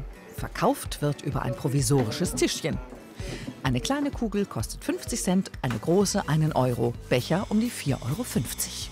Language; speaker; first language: German; native; German